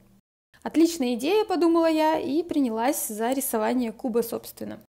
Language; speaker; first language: Russian; native; Russian